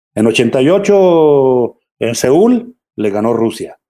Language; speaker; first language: Spanish; native; Spanish